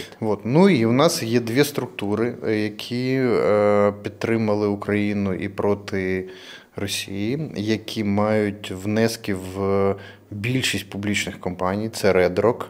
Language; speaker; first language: Ukrainian; non-native, local second language; Russian